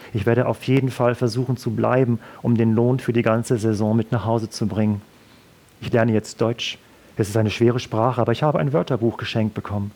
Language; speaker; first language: German; native; German